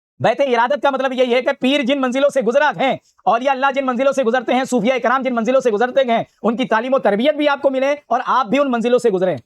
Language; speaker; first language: Urdu; native; Urdu